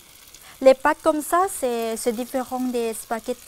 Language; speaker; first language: French; non-native, fluent; Thai